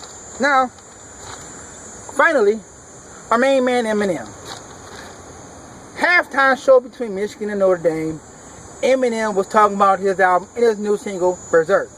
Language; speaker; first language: English; native; English